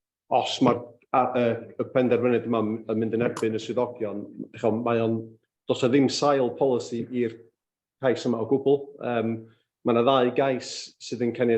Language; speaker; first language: Welsh; native; Welsh